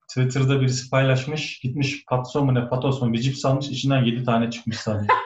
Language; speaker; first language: Turkish; early bilingual, heritage; Turkish